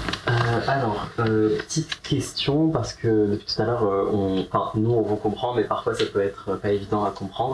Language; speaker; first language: French; native; French